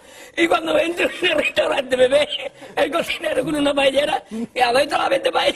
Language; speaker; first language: Spanish; native; Spanish